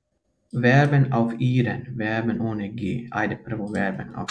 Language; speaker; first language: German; non-native, fluent; Croatian